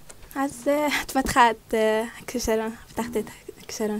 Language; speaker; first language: Hebrew; non-native, local second language; Arabic